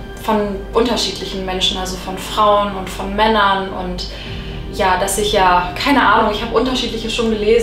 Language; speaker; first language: German; native; German